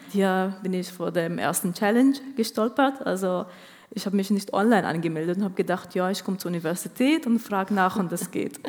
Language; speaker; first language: German; non-native, fluent; Arabic